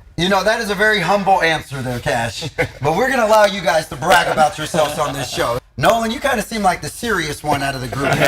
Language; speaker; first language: English; native; English